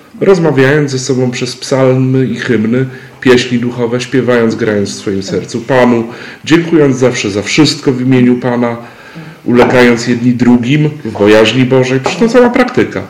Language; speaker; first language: Polish; native; Polish